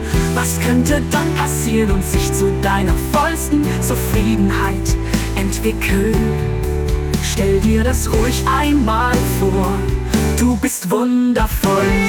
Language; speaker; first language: German; native; German